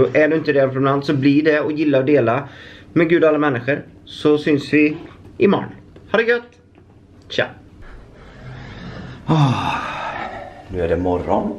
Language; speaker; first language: Swedish; native; Swedish